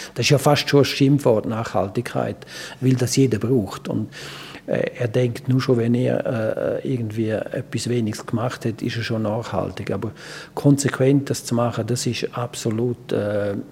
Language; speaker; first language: German; non-native, local second language; Romansh